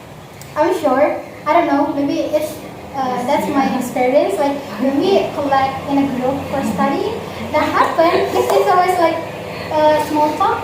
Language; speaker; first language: English; non-native, learner; Indonesian